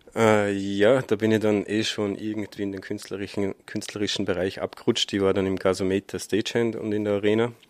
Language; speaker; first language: German; native; German